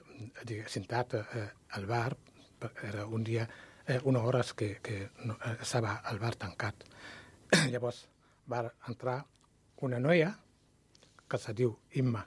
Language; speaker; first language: Catalan; non-native, learner; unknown